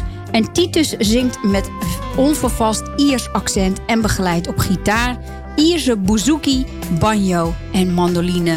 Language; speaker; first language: Dutch; native; Dutch